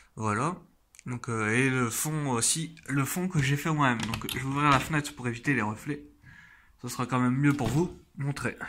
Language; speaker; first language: French; native; French